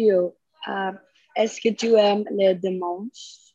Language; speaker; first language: French; non-native, learner; Spanish